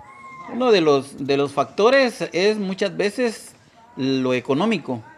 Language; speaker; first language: Spanish; native; Spanish